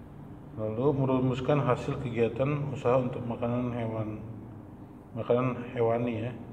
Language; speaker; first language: Indonesian; native; Indonesian